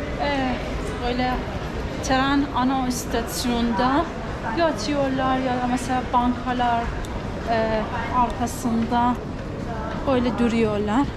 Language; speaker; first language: Turkish; non-native, learner; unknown